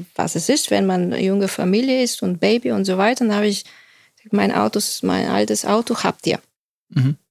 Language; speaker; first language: German; non-native, fluent; Bulgarian